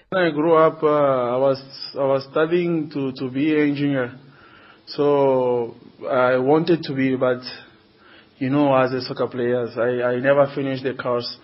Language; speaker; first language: English; non-native, learner; Portuguese